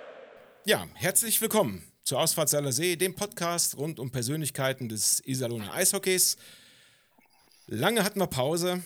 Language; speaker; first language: German; native; German